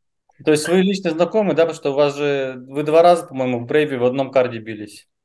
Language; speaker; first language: Russian; native; Russian